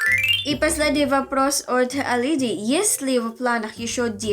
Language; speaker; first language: Russian; non-native, learner; Filipino